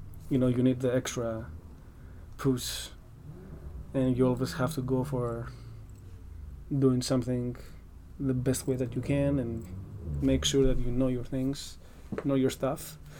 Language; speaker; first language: English; non-native, fluent; Greek